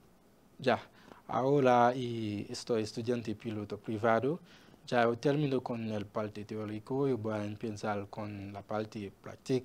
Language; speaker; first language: Spanish; non-native, learner; Haitian Creole